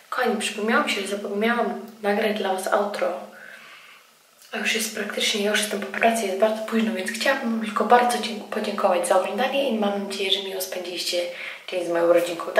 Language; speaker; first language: Polish; native; Polish